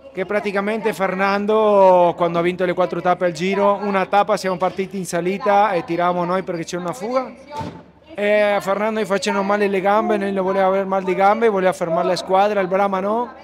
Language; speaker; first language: Italian; non-native, fluent; Spanish